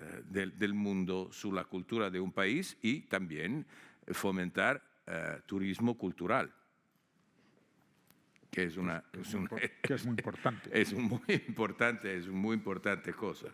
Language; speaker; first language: Spanish; non-native, fluent; Italian